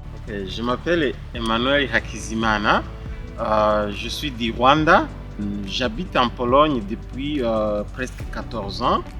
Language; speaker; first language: French; non-native, local second language; Kinyarwanda